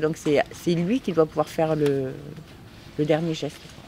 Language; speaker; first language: French; native; French